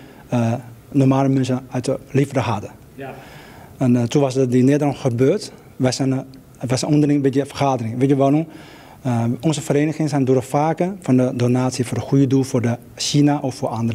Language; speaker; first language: Dutch; non-native, learner; Chinese